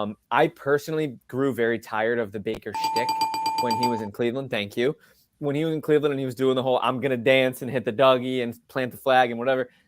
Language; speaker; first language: English; native; English